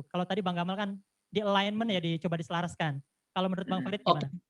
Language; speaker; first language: Indonesian; native; Indonesian